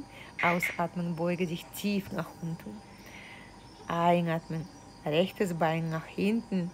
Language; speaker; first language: German; non-native, fluent; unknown